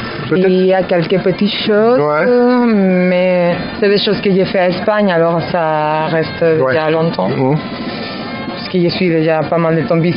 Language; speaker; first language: French; non-native, fluent; Spanish